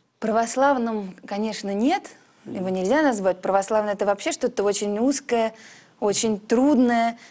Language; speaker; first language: Russian; early bilingual, heritage; Russian